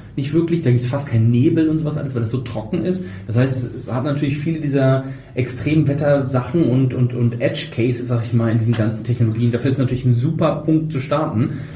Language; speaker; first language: German; native; German